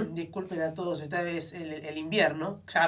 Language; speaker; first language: Spanish; native; Spanish